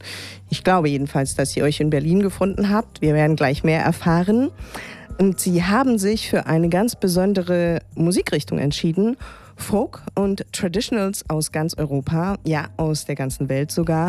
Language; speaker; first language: German; native; German